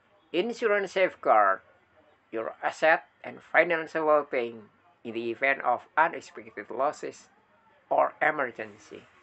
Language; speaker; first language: English; non-native, learner; Indonesian